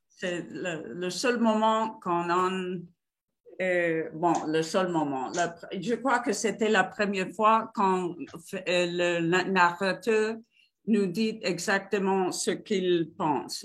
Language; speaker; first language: French; non-native, learner; Spanish